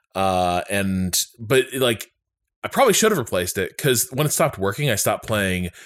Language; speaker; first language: English; native; English